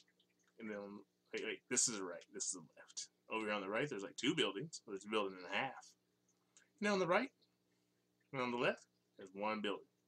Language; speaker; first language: English; native; English